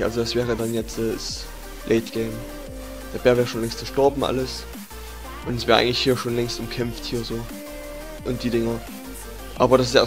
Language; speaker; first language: German; native; German